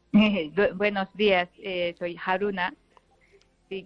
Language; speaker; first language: Spanish; non-native, learner; Japanese